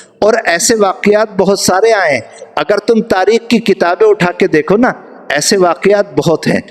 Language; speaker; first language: Urdu; native; Urdu